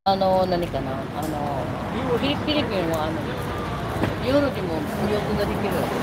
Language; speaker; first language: Japanese; non-native, fluent; Filipino